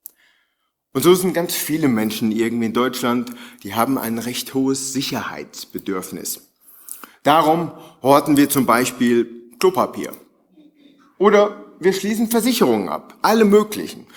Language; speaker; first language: German; native; German